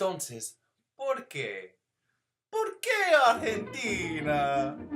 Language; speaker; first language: Spanish; non-native, learner; English